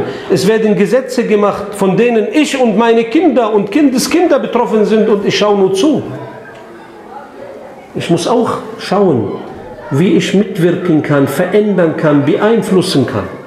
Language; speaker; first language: German; non-native, fluent; Arabic